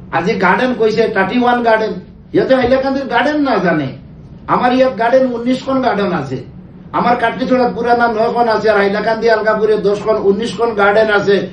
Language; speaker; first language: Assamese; non-native, local second language; Bangla